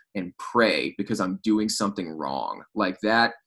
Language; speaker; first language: English; native; English